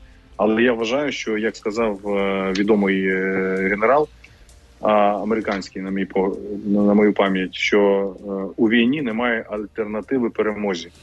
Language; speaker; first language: Ukrainian; native; Ukrainian